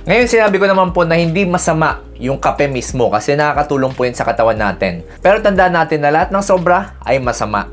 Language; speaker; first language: Filipino; native; Filipino